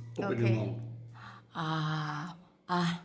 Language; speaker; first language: English; non-native, learner; Thai